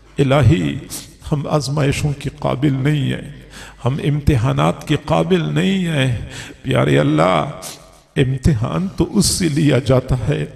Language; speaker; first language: Urdu; non-native, local second language; Punjabi